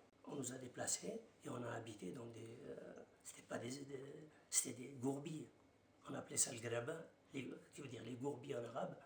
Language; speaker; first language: French; non-native, local second language; Arabic